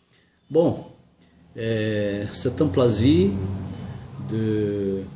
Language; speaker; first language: French; non-native, learner; Portuguese